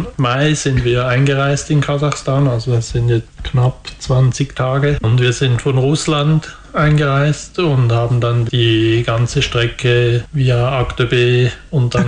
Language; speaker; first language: German; native; German